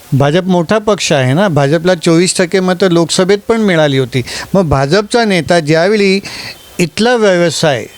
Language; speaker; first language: Marathi; non-native, local second language; Gujarati